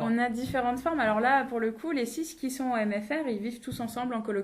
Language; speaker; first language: French; native; French